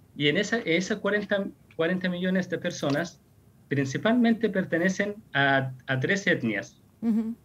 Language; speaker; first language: Spanish; non-native, fluent; Persian